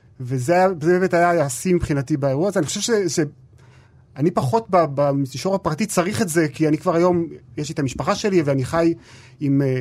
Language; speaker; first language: Hebrew; native; Hebrew